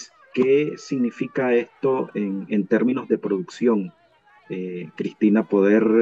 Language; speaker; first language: Spanish; native; Spanish